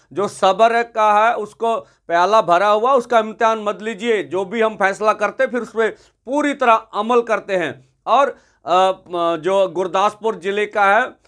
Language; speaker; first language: Hindi; non-native, local second language; Punjabi